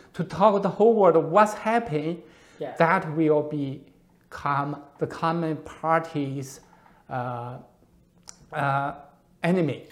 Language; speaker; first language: English; non-native, learner; Chinese